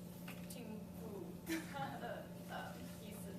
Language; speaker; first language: Chinese; non-native, learner; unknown